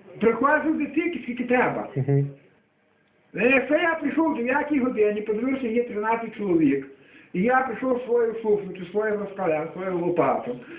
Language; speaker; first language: Ukrainian; native; Ukrainian